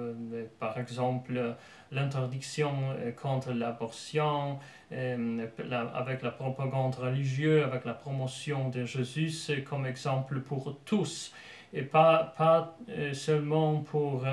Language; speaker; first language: French; non-native, fluent; Polish